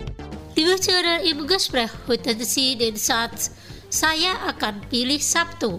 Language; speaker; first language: German; non-native, fluent; Indonesian